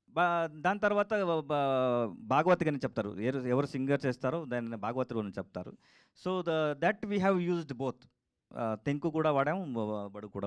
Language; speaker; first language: Telugu; non-native, learner; Kannada